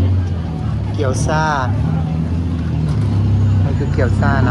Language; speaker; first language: Thai; non-native, fluent; Vietnamese